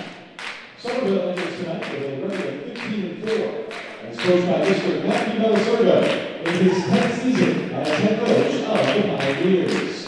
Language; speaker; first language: English; native; English